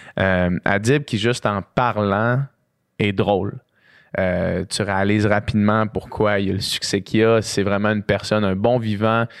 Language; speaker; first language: French; native; French